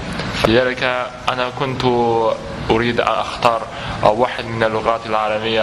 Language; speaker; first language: Arabic; non-native, fluent; Chinese